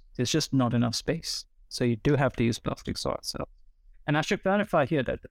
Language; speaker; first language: English; non-native, local second language; Hindi